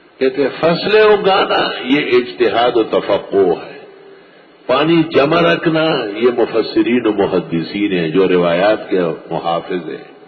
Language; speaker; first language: Urdu; non-native, local second language; Pashto